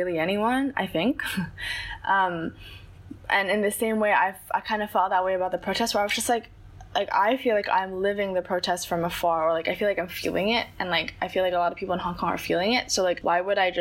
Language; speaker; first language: English; non-native, local second language; Chinese